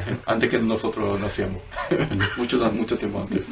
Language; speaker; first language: Spanish; early bilingual, heritage; Spanish